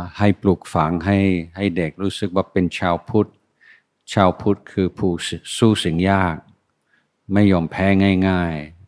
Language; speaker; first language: Thai; non-native, fluent; English